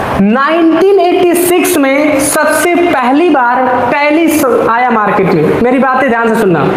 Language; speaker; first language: Hindi; native; Hindi